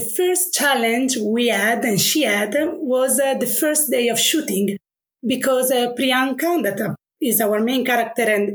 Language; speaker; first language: English; non-native, fluent; Italian